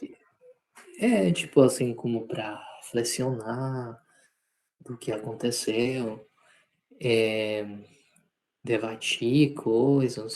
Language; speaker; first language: Portuguese; non-native, fluent; Spanish